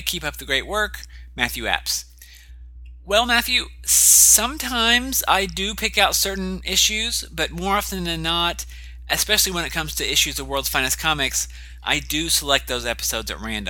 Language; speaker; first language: English; native; English